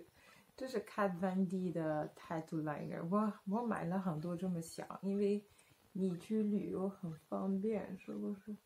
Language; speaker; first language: Chinese; non-native, fluent; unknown